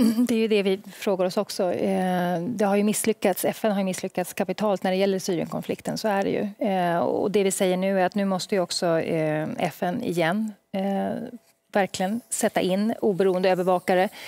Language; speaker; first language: Swedish; native; Swedish